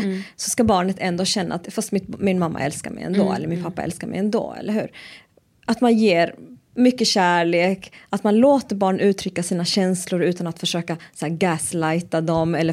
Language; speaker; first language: Swedish; native; Swedish